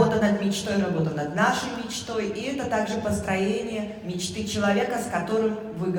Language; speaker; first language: Russian; native; Russian